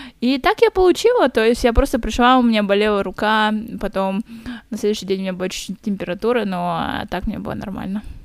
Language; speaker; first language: Russian; native; Russian